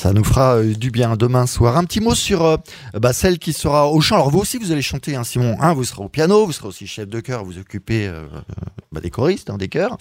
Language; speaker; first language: French; native; French